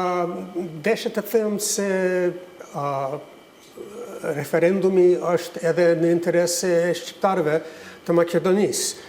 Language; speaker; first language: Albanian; non-native, fluent; English